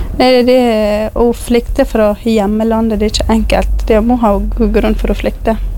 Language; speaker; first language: Norwegian; non-native, fluent; Kurdish